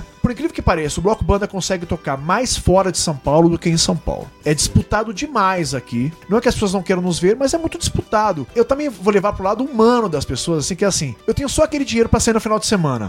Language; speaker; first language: Portuguese; native; Portuguese